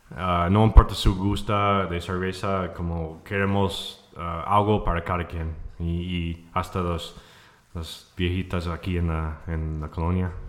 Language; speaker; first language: Spanish; non-native, fluent; English